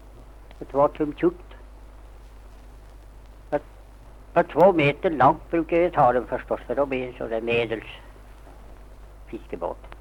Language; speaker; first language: Swedish; native; Swedish